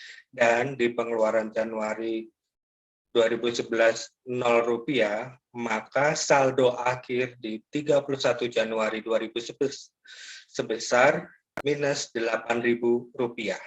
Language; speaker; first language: Indonesian; native; Indonesian